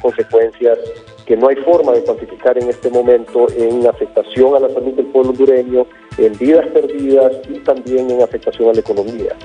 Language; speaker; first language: Spanish; native; Spanish